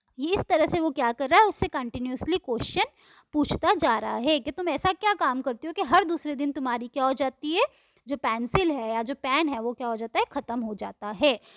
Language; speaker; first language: Hindi; native; Hindi